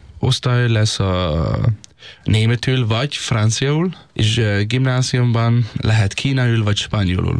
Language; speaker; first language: Hungarian; non-native, learner; Danish